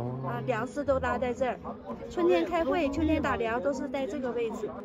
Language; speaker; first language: Chinese; native; Chinese